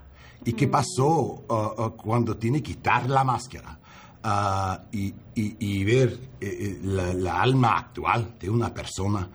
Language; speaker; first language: Spanish; non-native, learner; English